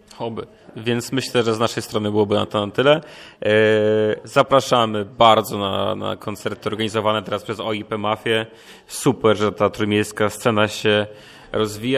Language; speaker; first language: Polish; native; Polish